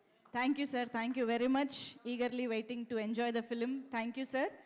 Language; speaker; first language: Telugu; native; Telugu